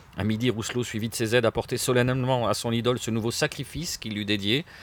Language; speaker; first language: French; native; French